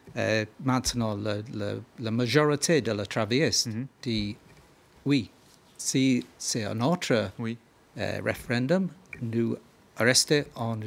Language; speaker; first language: French; non-native, learner; English